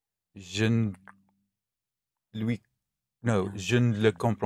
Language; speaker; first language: French; non-native, learner; English